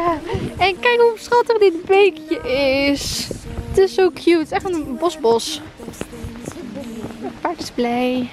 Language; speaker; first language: Dutch; native; Dutch